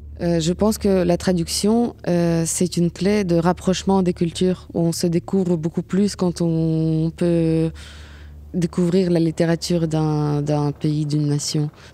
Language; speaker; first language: French; non-native, fluent; Ukrainian